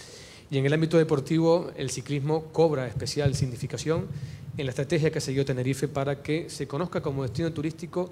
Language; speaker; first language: Spanish; native; Spanish